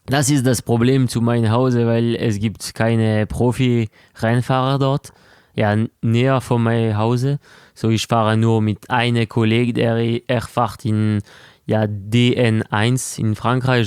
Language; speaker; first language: German; non-native, local second language; French